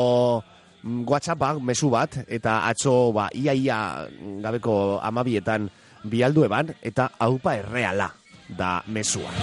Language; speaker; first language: Basque; native; Basque